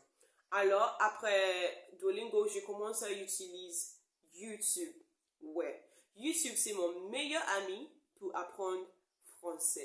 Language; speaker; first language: French; non-native, learner; English